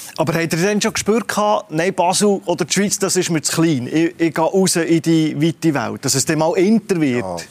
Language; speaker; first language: German; native; German